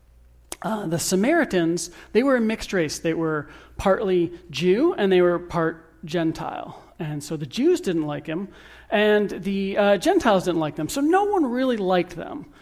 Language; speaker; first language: English; native; English